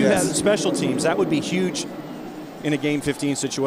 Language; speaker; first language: English; native; English